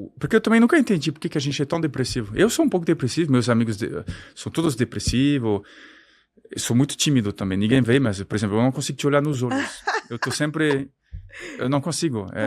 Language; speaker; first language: Portuguese; non-native, fluent; French